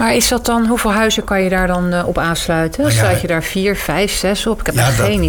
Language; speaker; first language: Dutch; native; Dutch